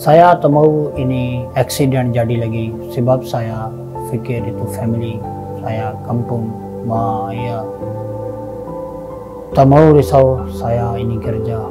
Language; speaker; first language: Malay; non-native, learner; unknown